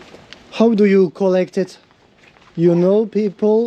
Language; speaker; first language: English; non-native, fluent; French